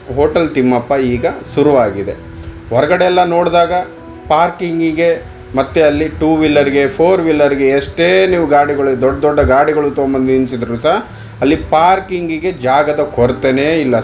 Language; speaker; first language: Kannada; non-native, local second language; Lambadi